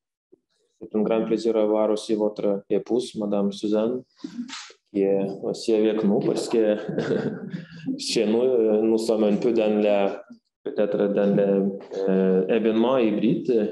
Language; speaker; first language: French; non-native, fluent; Lithuanian